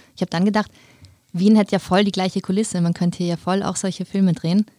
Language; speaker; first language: German; native; German